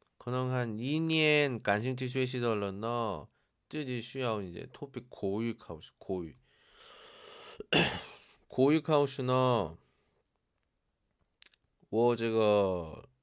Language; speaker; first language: Chinese; non-native, learner; Korean